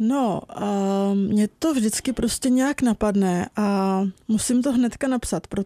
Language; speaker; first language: Czech; native; Czech